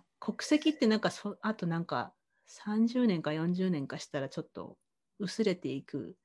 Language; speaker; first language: Japanese; native; Japanese